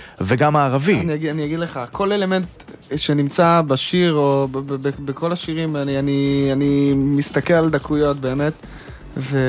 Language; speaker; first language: Hebrew; native; Hebrew